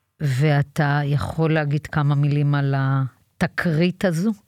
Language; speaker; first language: Hebrew; native; Hebrew